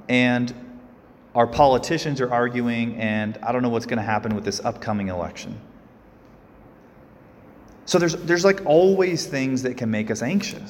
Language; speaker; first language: English; native; English